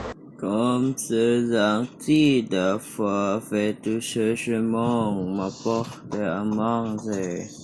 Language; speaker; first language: French; non-native, learner; Indonesian